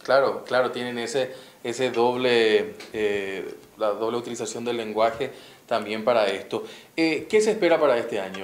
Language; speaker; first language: Spanish; native; Spanish